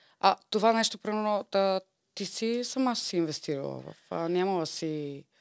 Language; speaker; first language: Bulgarian; native; Bulgarian